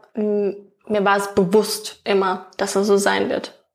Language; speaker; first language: German; non-native, fluent; Ukrainian